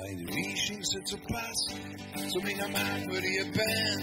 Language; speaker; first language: German; native; German